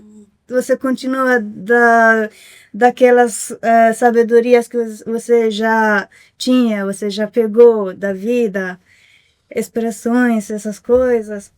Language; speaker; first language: Portuguese; non-native, fluent; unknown